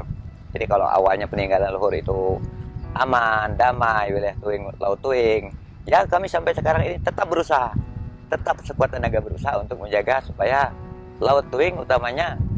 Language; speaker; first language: Indonesian; non-native, local second language; Malay